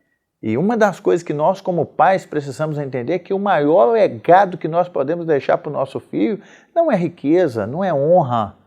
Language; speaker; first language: Portuguese; native; Portuguese